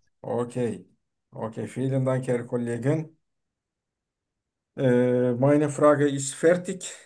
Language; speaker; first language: German; non-native, learner; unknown